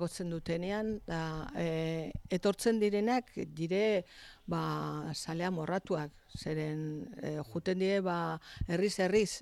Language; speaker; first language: Basque; native; Basque